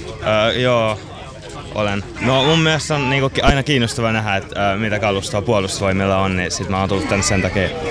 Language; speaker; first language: Finnish; native; Finnish